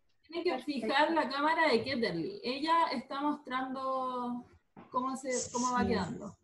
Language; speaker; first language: Spanish; native; Spanish